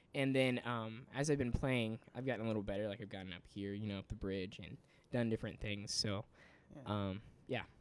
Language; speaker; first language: English; native; English